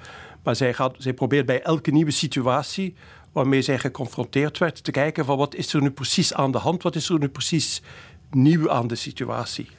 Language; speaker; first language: Dutch; native; Dutch